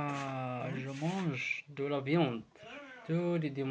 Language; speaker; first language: French; non-native, learner; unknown